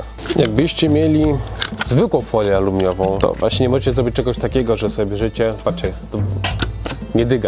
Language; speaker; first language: Polish; native; Polish